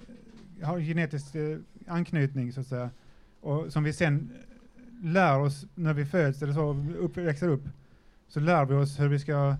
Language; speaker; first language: Swedish; native; Swedish